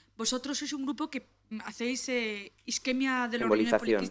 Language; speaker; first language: Spanish; native; Spanish